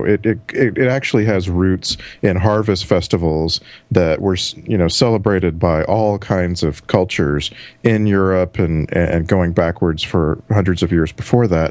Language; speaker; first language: English; native; English